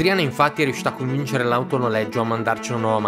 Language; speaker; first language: Italian; native; Italian